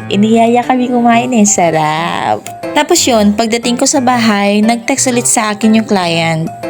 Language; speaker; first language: Filipino; non-native, local second language; Bikol